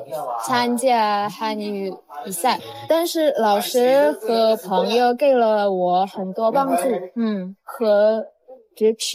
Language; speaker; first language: Chinese; non-native, fluent; Indonesian